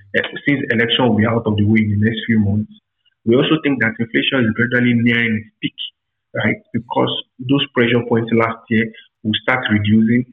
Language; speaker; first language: English; non-native, local second language; Yoruba